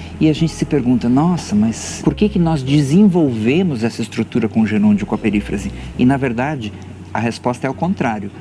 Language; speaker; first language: Portuguese; native; Portuguese